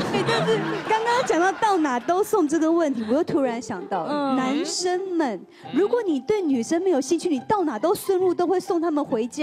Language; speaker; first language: Chinese; native; Chinese